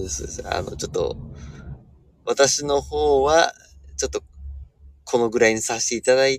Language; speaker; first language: Japanese; native; Japanese